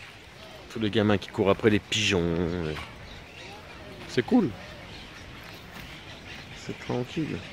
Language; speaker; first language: French; native; French